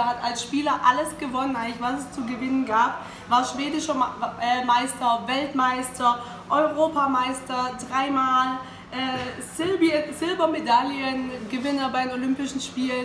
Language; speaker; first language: German; native; German